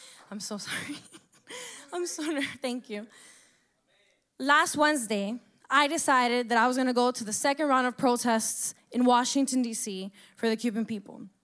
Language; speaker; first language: English; early bilingual, other home language; Spanish